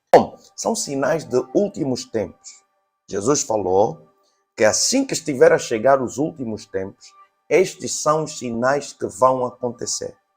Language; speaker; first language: Portuguese; native; Portuguese